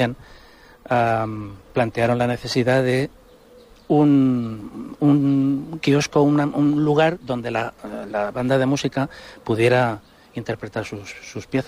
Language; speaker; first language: Spanish; native; Spanish